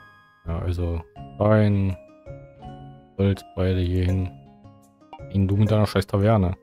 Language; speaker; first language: German; native; German